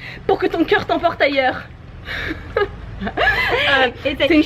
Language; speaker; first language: French; native; French